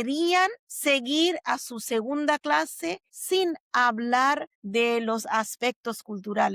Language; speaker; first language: Spanish; non-native, fluent; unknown